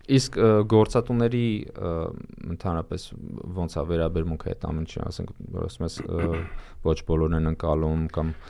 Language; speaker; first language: Armenian; native; Armenian